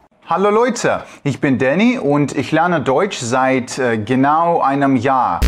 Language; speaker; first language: German; non-native, learner; Russian